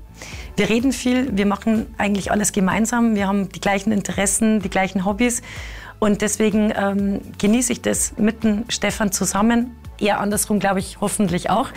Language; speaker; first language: German; native; German